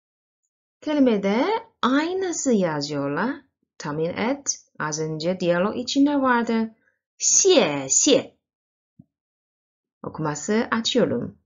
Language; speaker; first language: Turkish; non-native, learner; Chinese